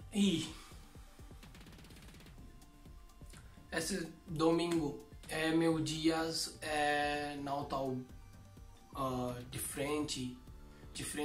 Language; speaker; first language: Portuguese; non-native, learner; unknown